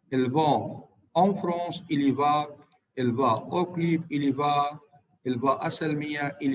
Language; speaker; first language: French; non-native, fluent; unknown